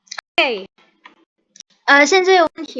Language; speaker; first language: Chinese; non-native, fluent; Indonesian